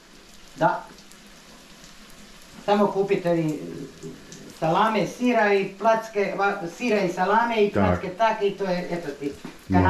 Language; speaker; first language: Polish; non-native, learner; Croatian